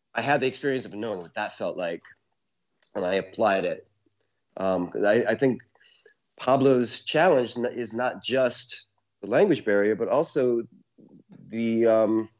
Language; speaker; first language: English; native; English